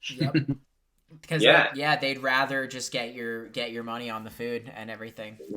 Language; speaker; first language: English; native; English